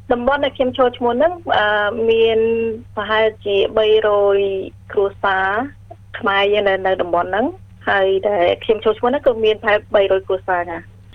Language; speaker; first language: Khmer; early bilingual, heritage; Khmer